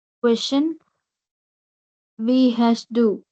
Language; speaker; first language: German; non-native, learner; Kannada